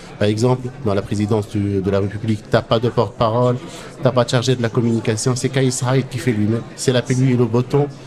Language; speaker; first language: French; non-native, local second language; Arabic